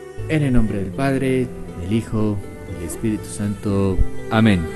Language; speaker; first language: Spanish; native; Spanish